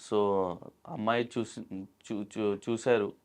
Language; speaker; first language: Telugu; non-native, local second language; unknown